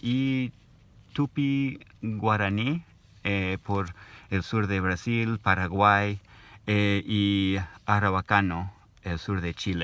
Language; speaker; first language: Spanish; non-native, learner; English